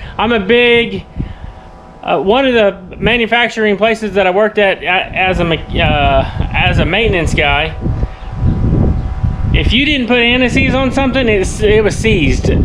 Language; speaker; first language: English; native; English